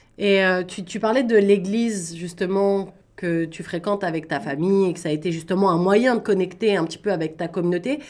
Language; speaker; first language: French; native; French